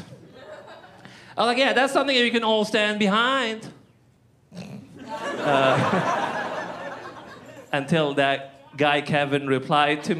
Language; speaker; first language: English; non-native, fluent; Arabic